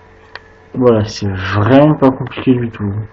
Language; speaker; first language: French; native; French